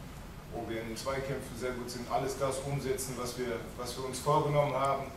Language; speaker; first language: German; native; German